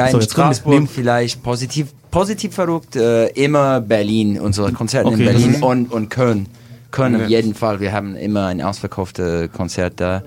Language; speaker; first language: German; non-native, learner; English